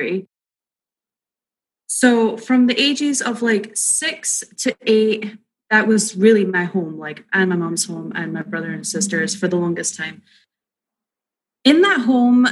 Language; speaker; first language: English; native; English